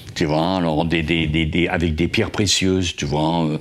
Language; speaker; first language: French; native; French